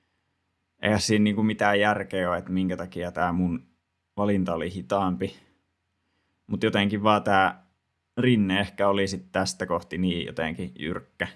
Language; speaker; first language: Finnish; native; Finnish